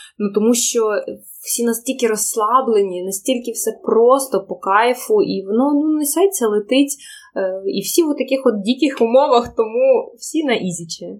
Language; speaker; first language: Ukrainian; non-native, local second language; Russian